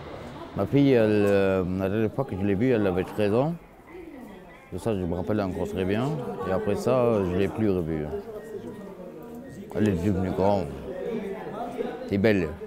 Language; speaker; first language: French; non-native, local second language; Luxembourgish